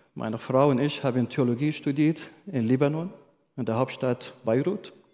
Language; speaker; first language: German; non-native, fluent; Arabic